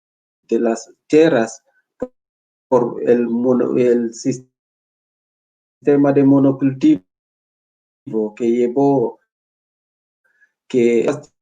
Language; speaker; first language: Spanish; non-native, fluent; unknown